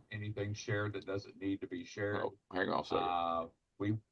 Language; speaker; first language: English; native; English